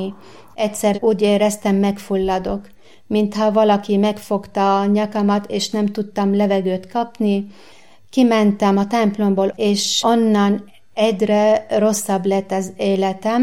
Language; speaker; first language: Hungarian; non-native, fluent; Arabic